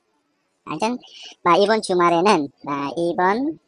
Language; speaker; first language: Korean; non-native, fluent; Khmer